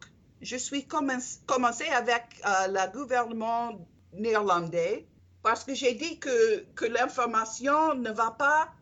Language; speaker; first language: French; non-native, learner; English